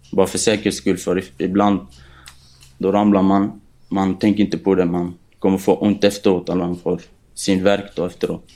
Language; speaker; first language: Swedish; non-native, fluent; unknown